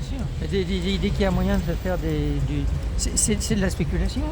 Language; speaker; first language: French; native; French